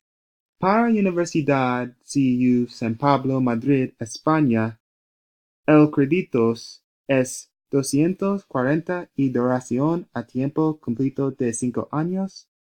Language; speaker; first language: Spanish; non-native, learner; English